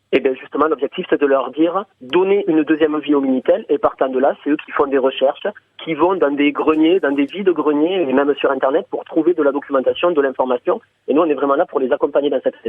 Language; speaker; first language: French; native; French